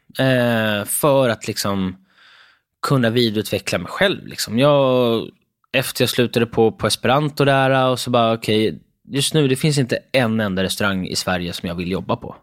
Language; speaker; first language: Swedish; native; Swedish